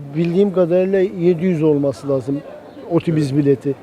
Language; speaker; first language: Turkish; native; Turkish